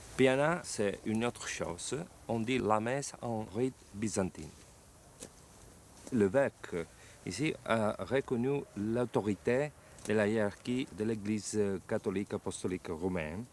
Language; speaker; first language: French; non-native, fluent; Italian